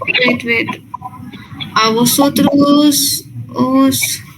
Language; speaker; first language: Spanish; non-native, fluent; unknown